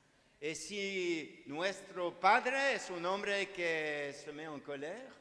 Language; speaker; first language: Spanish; non-native, learner; French